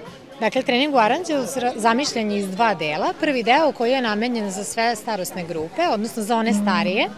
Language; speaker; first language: Serbian; native; Serbian